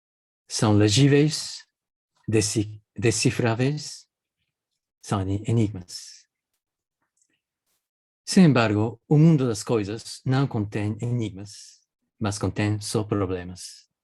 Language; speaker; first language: Portuguese; non-native, fluent; Japanese